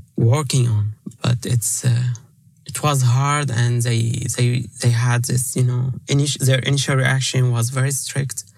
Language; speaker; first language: English; non-native, fluent; Arabic